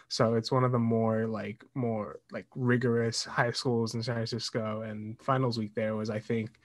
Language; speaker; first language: English; native; English